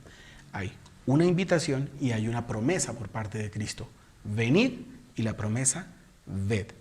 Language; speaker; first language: Spanish; native; Spanish